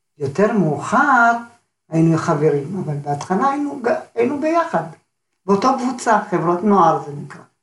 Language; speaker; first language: Hebrew; early bilingual, other home language; Arabic